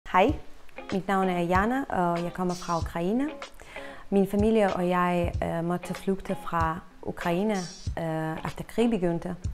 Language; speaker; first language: Danish; non-native, learner; Ukrainian